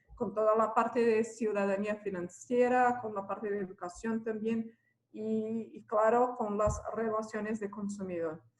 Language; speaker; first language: Spanish; non-native, fluent; Portuguese